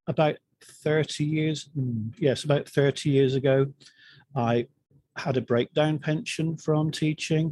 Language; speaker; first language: English; native; English